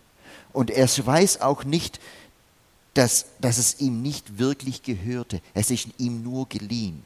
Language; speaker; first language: German; non-native, fluent; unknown